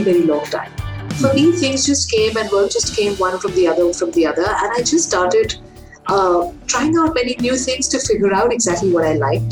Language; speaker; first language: English; non-native, local second language; Bangla